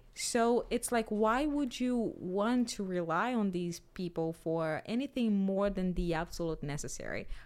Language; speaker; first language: English; non-native, fluent; Portuguese